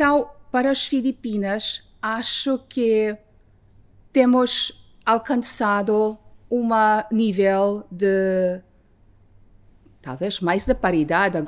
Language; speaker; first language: Portuguese; non-native, fluent; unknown